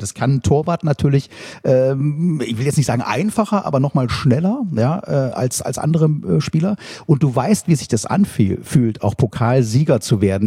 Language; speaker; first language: German; native; German